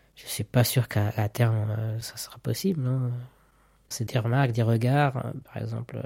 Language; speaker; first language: French; native; French